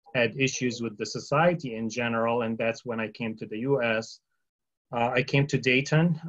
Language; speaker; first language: English; early bilingual, other home language; Arabic